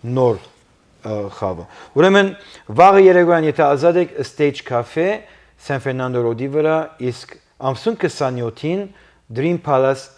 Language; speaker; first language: Armenian; early bilingual, heritage; Armenian